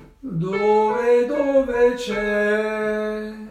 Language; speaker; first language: Italian; non-native, learner; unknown